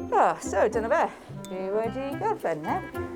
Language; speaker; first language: Welsh; non-native, local second language; English